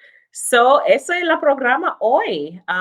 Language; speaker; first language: Spanish; non-native, learner; English